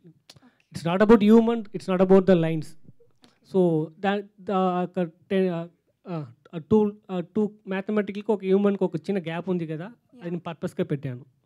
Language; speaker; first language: Telugu; non-native, learner; Tamil